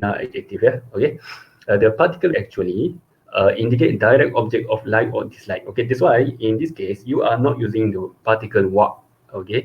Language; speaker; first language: English; non-native, local second language; Malay